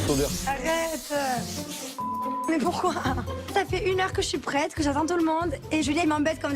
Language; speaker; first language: French; native; French